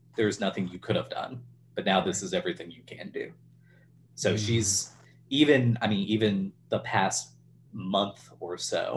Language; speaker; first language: English; native; English